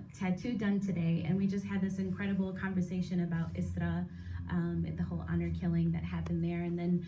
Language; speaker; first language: English; native; English